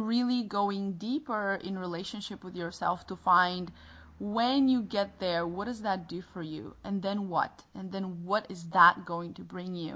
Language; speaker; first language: English; non-native, fluent; Bulgarian